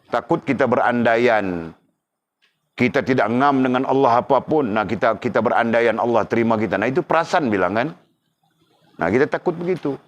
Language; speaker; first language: Malay; native; Malay